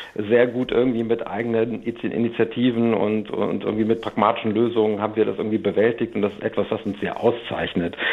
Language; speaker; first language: German; native; German